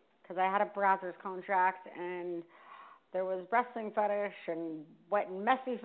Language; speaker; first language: English; native; English